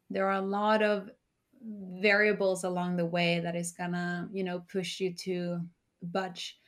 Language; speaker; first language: English; early bilingual, heritage; Spanish